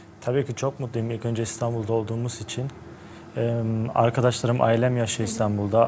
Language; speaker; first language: Turkish; early bilingual, heritage; Turkish